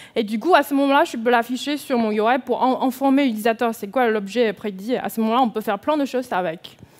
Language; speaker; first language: French; non-native, fluent; Chinese